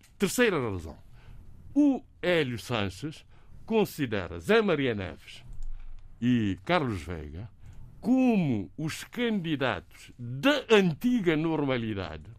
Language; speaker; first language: Portuguese; non-native, local second language; Kabuverdianu